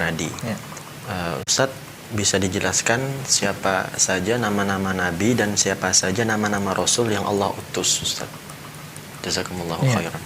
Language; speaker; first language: Indonesian; native; Indonesian